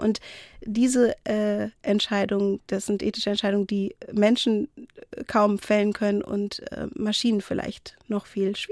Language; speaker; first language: German; native; German